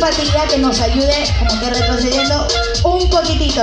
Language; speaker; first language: Spanish; native; Spanish